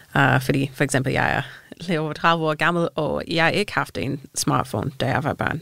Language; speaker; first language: Danish; non-native, fluent; English